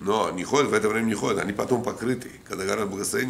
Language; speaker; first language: Russian; native; Russian